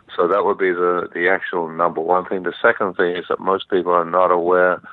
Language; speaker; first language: English; native; English